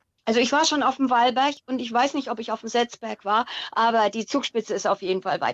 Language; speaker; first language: German; native; German